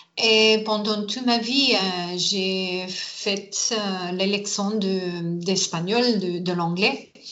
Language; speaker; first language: French; non-native, learner; English